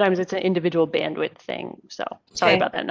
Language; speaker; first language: English; native; English